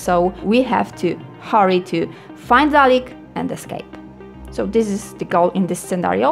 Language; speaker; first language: English; non-native, fluent; Polish